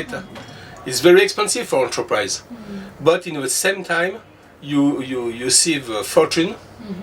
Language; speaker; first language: English; non-native, learner; French